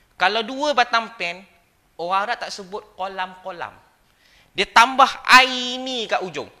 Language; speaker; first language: Malay; native; Malay